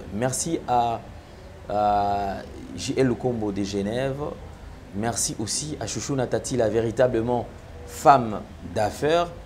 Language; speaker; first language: French; non-native, local second language; Lingala